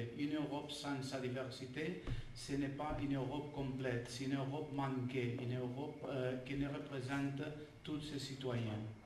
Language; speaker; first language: French; non-native, fluent; Catalan